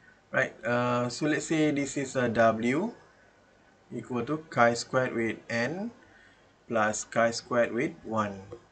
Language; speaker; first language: English; non-native, local second language; Malay